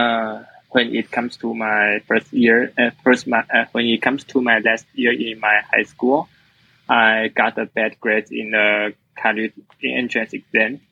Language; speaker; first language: English; non-native, learner; Chinese